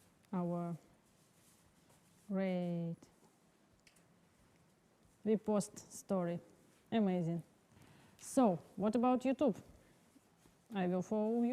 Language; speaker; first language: English; non-native, learner; Russian